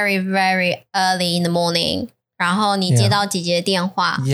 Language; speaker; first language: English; non-native, fluent; Chinese